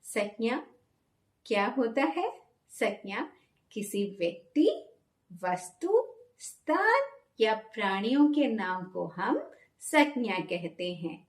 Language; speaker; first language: Hindi; non-native, local second language; Malayalam